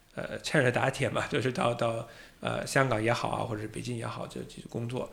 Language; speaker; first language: Chinese; non-native, fluent; English